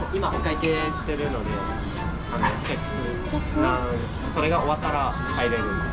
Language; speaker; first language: Japanese; non-native, learner; Korean